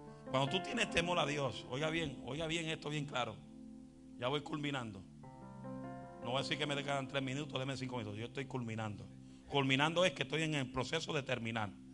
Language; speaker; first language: Spanish; native; Spanish